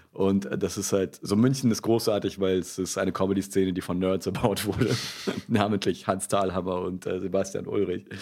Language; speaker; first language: German; early bilingual, other home language; Russian